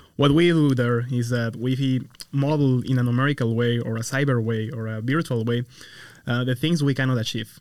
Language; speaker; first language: English; non-native, fluent; Spanish